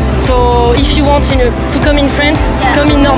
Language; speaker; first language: English; non-native, fluent; French